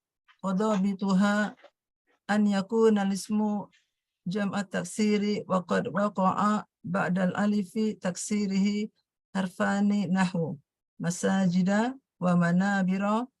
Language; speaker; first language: Arabic; non-native, learner; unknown